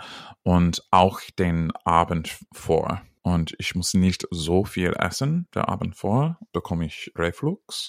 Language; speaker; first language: German; non-native, fluent; English